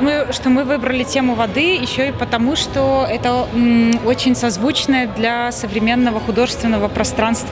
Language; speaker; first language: Russian; native; Russian